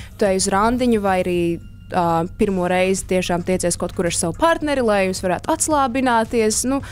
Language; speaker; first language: Latvian; native; Latvian